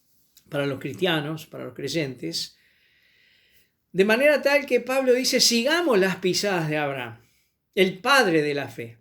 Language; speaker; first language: Spanish; native; Spanish